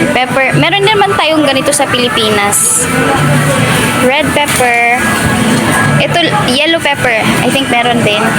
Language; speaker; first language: Filipino; non-native, local second language; Cebuano